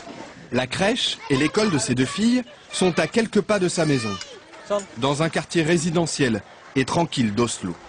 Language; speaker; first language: French; native; French